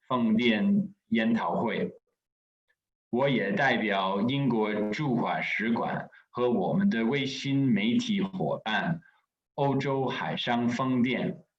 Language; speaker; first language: Chinese; non-native, fluent; English